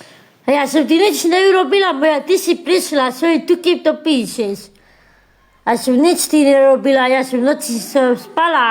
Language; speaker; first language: Slovak; non-native, local second language; Romany